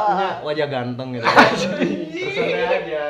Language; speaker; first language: Malay; native; Malay